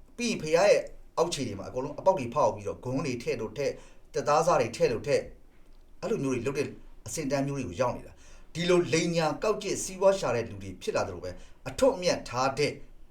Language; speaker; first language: Burmese; native; Burmese